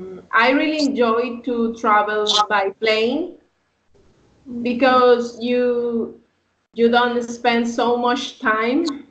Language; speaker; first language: English; non-native, learner; Spanish